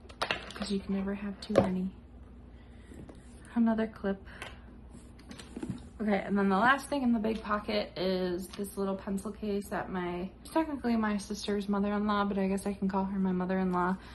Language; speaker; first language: English; native; English